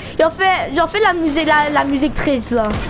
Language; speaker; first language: French; native; French